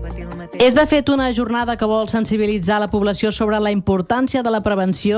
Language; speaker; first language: Catalan; native; Catalan